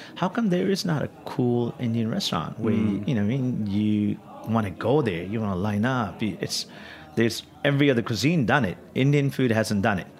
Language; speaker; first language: English; non-native, local second language; Punjabi